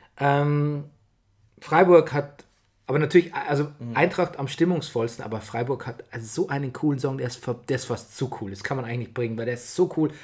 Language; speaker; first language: German; native; German